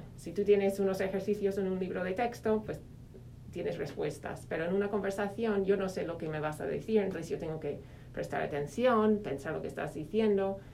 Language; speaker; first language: Spanish; non-native, fluent; English